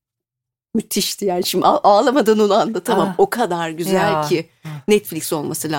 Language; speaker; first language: Turkish; native; Turkish